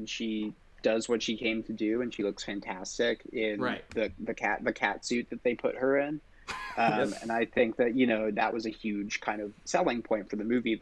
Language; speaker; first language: English; native; English